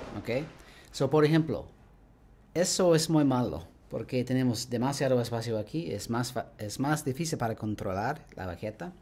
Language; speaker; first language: Spanish; non-native, learner; English